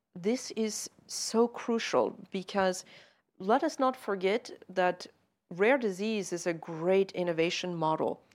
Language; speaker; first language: English; native; English